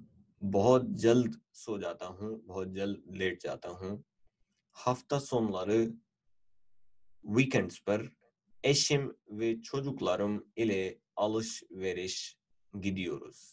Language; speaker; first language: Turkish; non-native, fluent; Urdu